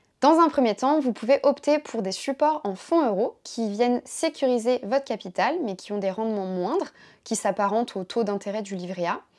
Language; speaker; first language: French; native; French